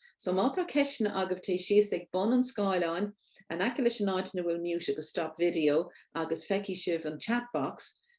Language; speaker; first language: Irish; native; Irish